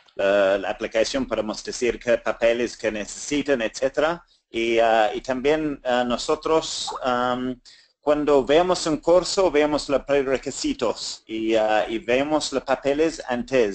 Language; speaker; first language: Spanish; non-native, fluent; English